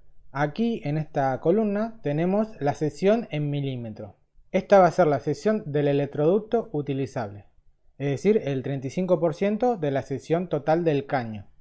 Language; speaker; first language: Spanish; native; Spanish